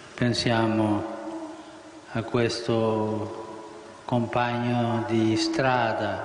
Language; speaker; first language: Italian; non-native, fluent; Spanish